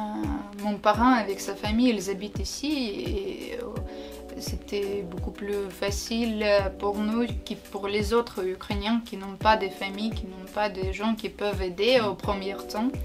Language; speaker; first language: French; non-native, learner; Ukrainian